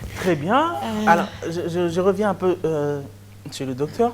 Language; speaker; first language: French; non-native, local second language; Lingala